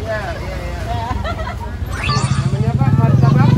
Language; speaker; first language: Indonesian; non-native, learner; Japanese